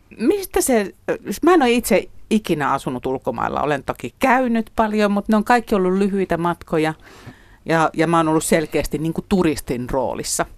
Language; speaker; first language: Finnish; native; Finnish